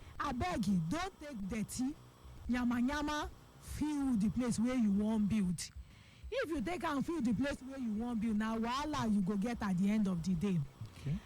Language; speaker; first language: Nigerian Pidgin; non-native, local second language; Yoruba